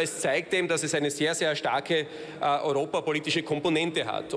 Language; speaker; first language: German; native; German